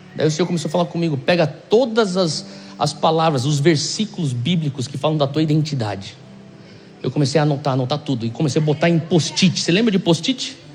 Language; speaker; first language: Portuguese; native; Portuguese